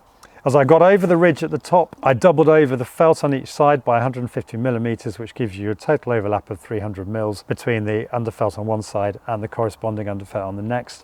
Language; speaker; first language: English; native; English